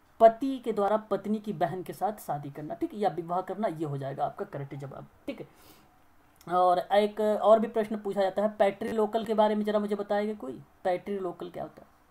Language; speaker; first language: Hindi; native; Hindi